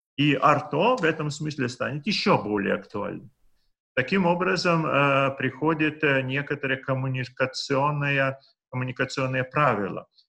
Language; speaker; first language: Russian; non-native, local second language; Lithuanian